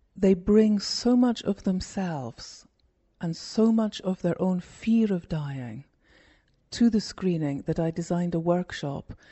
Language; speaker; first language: English; native; English